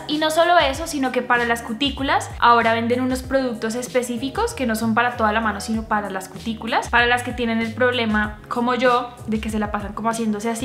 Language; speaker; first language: Spanish; native; Spanish